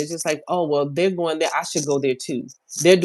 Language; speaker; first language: English; native; English